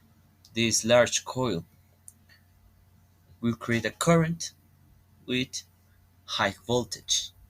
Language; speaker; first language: English; non-native, learner; Spanish